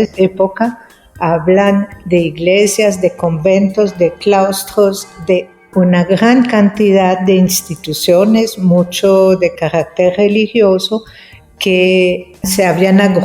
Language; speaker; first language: Spanish; non-native, fluent; French